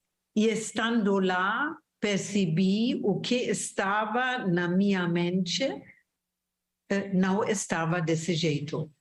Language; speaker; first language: Portuguese; non-native, fluent; German